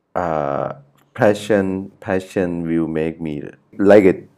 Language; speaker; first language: English; non-native, learner; Thai